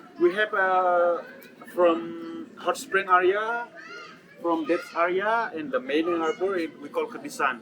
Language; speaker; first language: English; non-native, learner; Indonesian